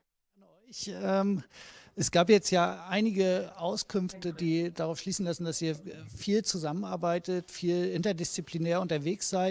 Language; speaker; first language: German; native; German